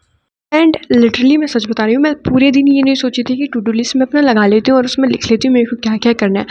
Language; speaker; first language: Hindi; native; Hindi